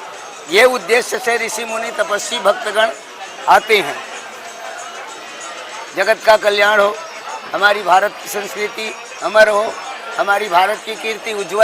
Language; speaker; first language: Hindi; native; Hindi